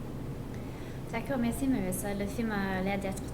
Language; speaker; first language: French; non-native, learner; English